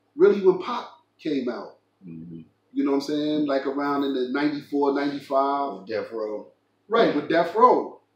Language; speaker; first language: English; native; English